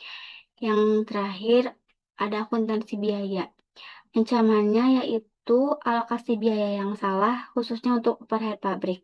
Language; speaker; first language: Indonesian; native; Indonesian